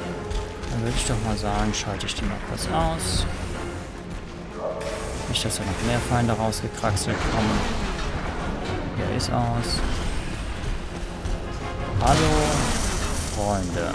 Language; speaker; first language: German; native; German